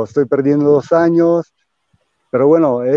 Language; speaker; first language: Spanish; non-native, fluent; Italian